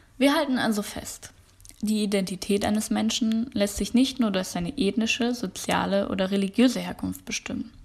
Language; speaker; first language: German; native; German